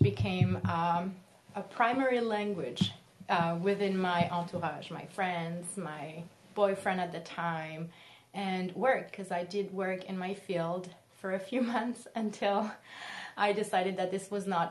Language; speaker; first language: English; non-native, fluent; French